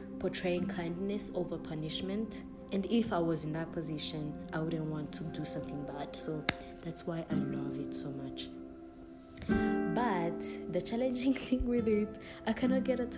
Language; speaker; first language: English; non-native, local second language; Kinyarwanda